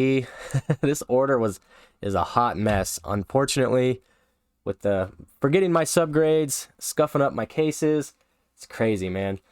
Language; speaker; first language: English; native; English